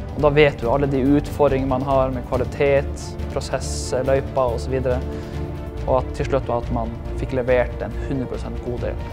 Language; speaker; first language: Norwegian; native; Norwegian